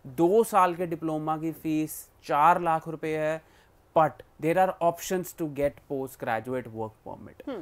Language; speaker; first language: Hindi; non-native, local second language; Punjabi